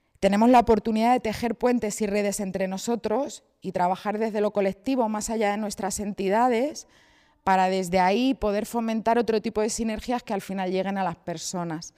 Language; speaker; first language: Spanish; native; Spanish